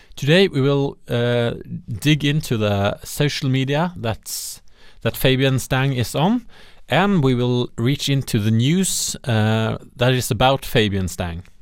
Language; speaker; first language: English; non-native, fluent; Norwegian